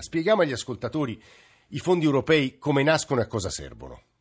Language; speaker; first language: Italian; native; Italian